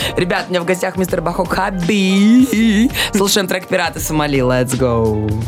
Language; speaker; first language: Russian; native; Russian